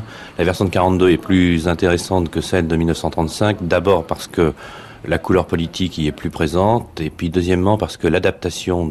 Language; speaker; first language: French; native; French